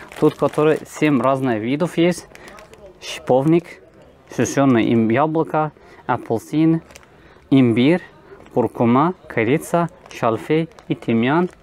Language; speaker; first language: Russian; non-native, learner; Turkish